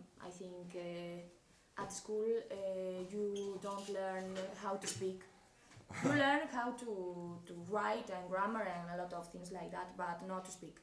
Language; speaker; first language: English; non-native, learner; Spanish